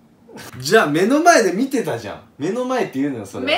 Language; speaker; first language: Japanese; native; Japanese